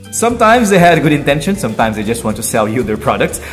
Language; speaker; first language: English; non-native, fluent; Portuguese